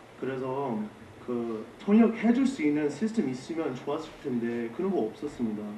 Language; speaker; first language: Korean; non-native, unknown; English